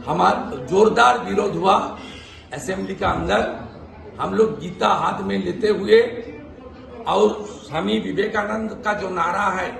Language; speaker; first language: Hindi; non-native, local second language; Bangla